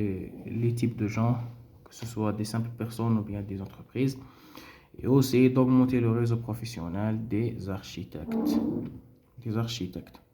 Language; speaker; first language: French; non-native, local second language; Arabic